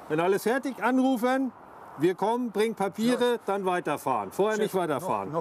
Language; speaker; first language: German; native; German